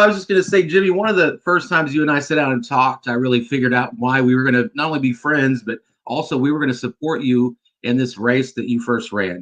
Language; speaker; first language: English; native; English